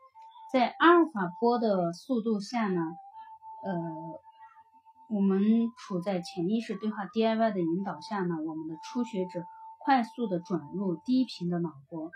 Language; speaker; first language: Chinese; native; Chinese